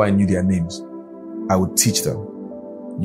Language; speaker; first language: English; non-native, local second language; Yoruba